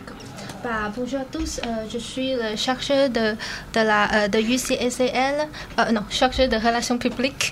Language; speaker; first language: French; non-native, learner; Chinese